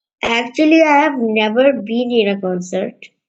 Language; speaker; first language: English; non-native, learner; Hindi